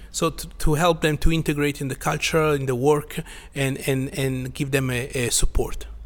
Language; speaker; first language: English; non-native, fluent; Italian